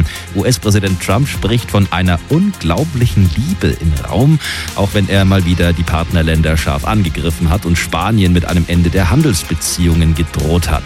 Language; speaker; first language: German; native; German